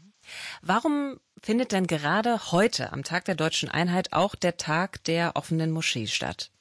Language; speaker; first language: German; native; German